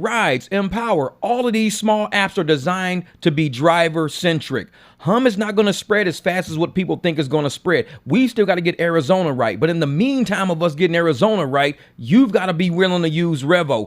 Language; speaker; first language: English; native; English